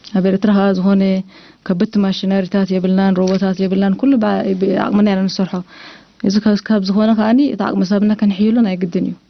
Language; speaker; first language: Tigrinya; non-native, local second language; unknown